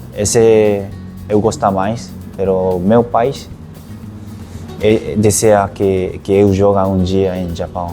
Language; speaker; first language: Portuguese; non-native, learner; Japanese